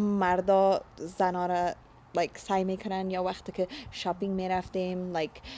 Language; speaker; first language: Persian; early bilingual, heritage; Persian